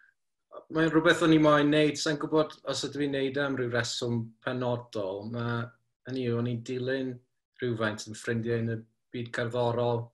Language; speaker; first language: Welsh; native; Welsh